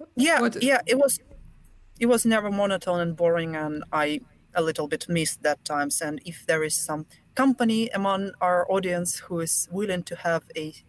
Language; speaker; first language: English; non-native, fluent; Russian